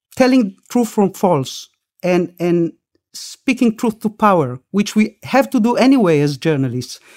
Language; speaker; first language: English; early bilingual, other home language; Spanish